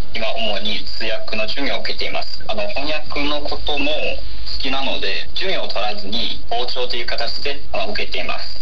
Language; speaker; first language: Japanese; non-native, fluent; Chinese